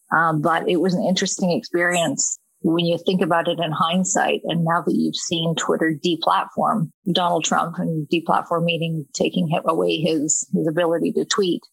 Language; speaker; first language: English; native; English